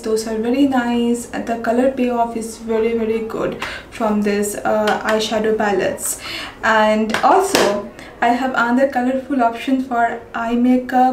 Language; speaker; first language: English; non-native, local second language; Bangla